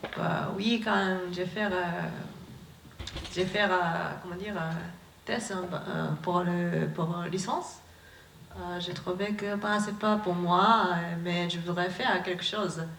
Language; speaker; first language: French; non-native, learner; Japanese